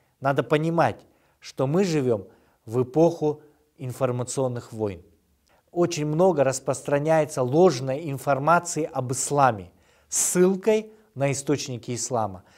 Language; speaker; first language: Russian; non-native, local second language; Kyrgyz